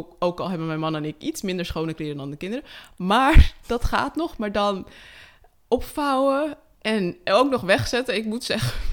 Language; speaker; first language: Dutch; native; Dutch